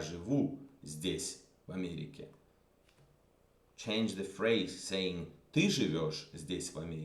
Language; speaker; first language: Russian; non-native, fluent; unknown